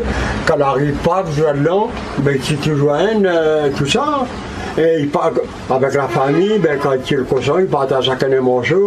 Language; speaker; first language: French; non-native, local second language; Réunion Creole French